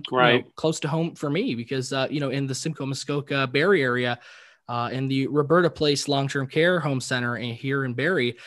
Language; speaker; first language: English; native; English